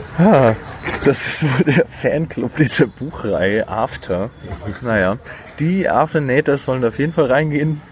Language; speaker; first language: German; native; German